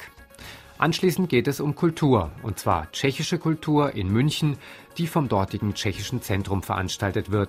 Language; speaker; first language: German; native; German